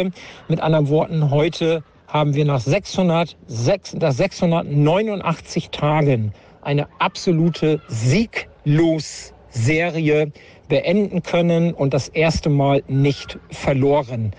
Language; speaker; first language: German; native; German